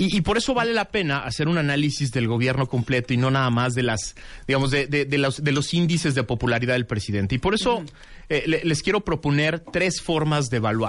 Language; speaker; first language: Spanish; native; Spanish